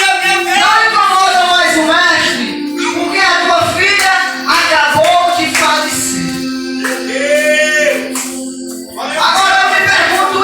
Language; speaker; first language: Portuguese; native; Portuguese